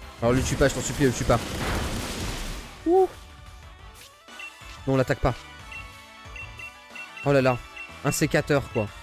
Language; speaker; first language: French; native; French